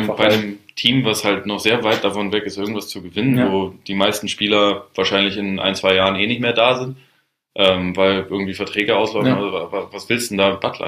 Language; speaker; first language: German; native; German